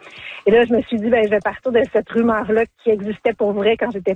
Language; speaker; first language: French; native; French